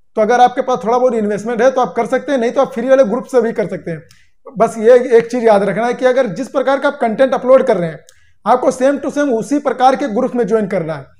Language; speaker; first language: Hindi; native; Hindi